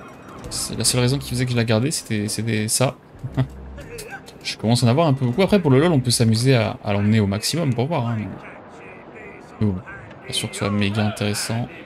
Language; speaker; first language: French; native; French